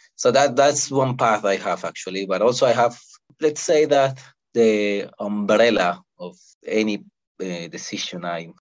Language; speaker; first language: English; non-native, fluent; Spanish